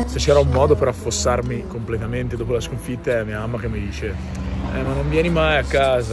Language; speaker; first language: Italian; native; Italian